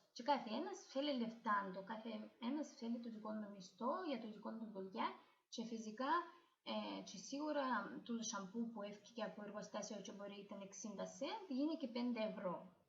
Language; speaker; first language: Greek; non-native, learner; Russian